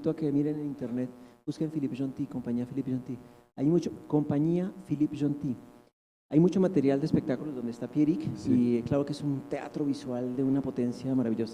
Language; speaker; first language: Spanish; native; Spanish